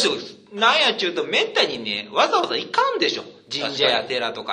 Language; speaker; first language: Japanese; native; Japanese